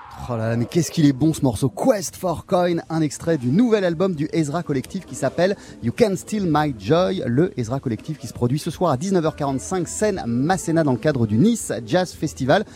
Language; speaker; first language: French; native; French